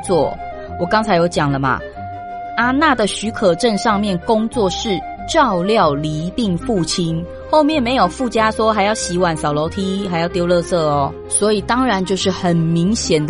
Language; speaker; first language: Chinese; native; Chinese